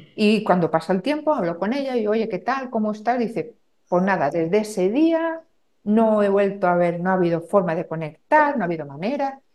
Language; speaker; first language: Spanish; native; Spanish